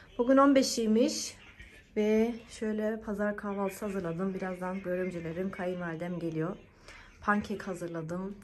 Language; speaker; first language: Turkish; early bilingual, heritage; Turkish